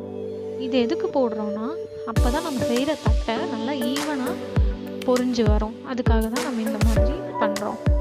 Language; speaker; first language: Tamil; native; Tamil